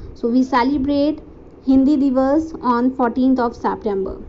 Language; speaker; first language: English; non-native, local second language; Hindi